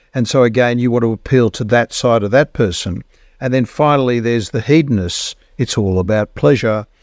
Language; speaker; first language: English; native; English